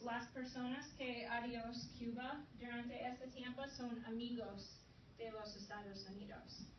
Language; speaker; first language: Spanish; non-native, fluent; English